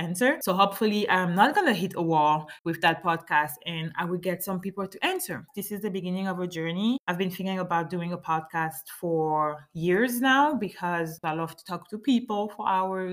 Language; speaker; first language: English; non-native, fluent; French